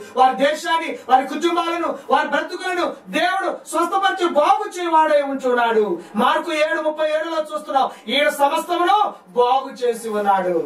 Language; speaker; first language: Telugu; non-native, local second language; Lambadi